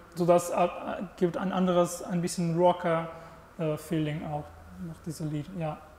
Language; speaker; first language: German; non-native, learner; Portuguese